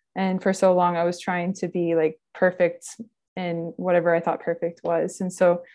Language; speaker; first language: English; native; English